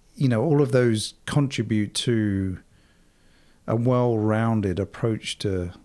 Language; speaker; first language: English; native; English